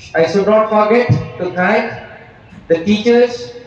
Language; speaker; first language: English; non-native, local second language; Hindi